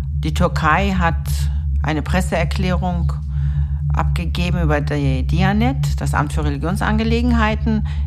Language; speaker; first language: German; early bilingual, other home language; Turkish